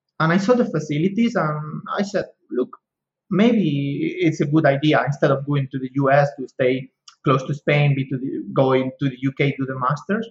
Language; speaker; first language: English; non-native, fluent; Spanish